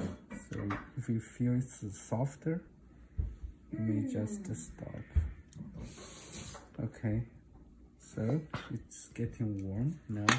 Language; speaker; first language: English; non-native, fluent; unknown